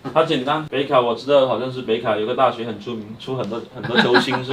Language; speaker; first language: Chinese; native; Chinese